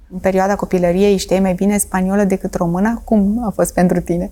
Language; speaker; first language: Romanian; native; Romanian